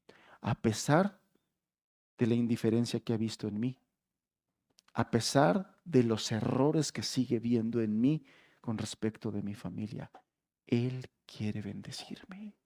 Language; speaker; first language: Spanish; native; Spanish